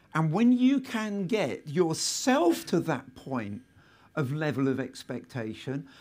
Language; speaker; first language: English; native; English